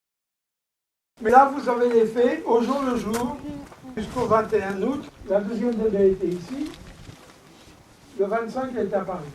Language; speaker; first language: French; native; French